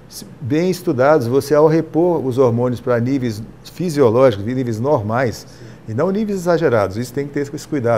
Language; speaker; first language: Portuguese; native; Portuguese